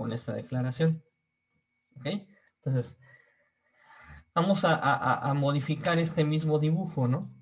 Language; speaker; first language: Spanish; native; Spanish